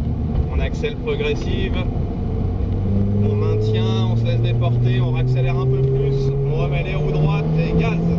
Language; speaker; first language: French; native; French